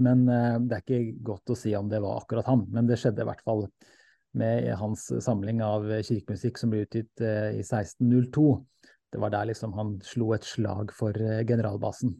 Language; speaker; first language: Norwegian; native; Norwegian